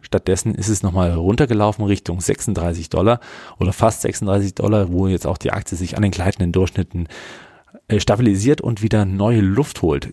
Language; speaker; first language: German; native; German